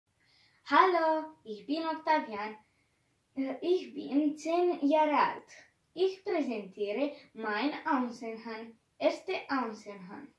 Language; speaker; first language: German; non-native, learner; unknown